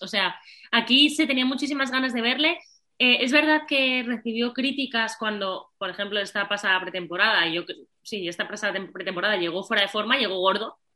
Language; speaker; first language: Spanish; native; Spanish